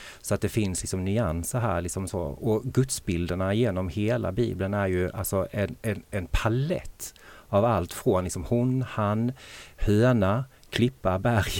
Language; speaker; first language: Swedish; native; Swedish